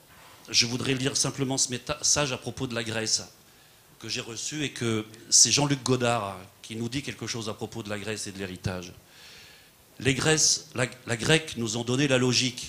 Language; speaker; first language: French; native; French